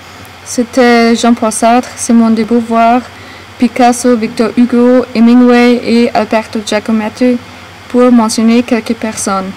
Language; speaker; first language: French; non-native, learner; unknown